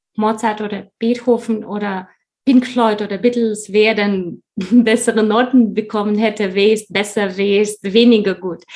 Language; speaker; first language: German; non-native, fluent; Russian